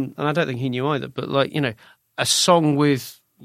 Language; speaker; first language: English; native; English